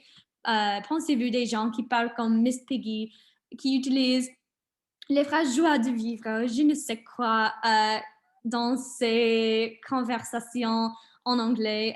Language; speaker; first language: French; non-native, learner; English